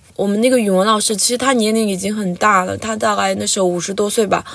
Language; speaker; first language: Chinese; non-native, local second language; Tibetan